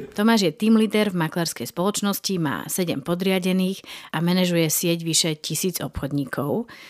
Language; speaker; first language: Slovak; native; Slovak